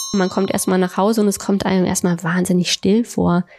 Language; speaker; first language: German; native; German